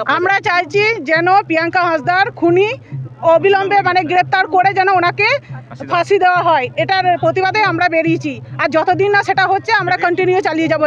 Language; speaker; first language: Bangla; non-native, local second language; Santali